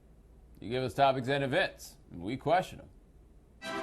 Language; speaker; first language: English; native; English